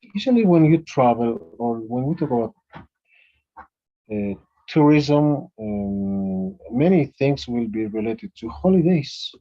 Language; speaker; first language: English; non-native, fluent; Spanish